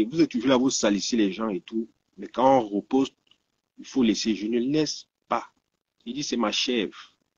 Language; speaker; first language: French; native; French